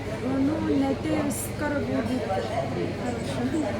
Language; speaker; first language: Russian; non-native, learner; Mongolian